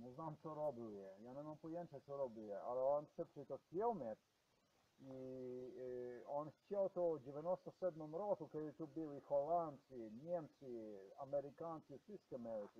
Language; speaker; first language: Polish; non-native, learner; Slovenian